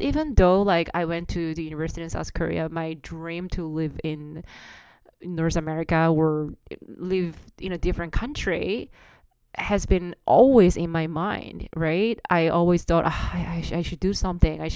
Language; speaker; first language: English; non-native, fluent; Korean